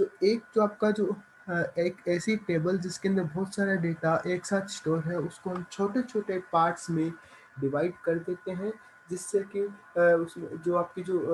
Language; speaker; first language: Hindi; native; Hindi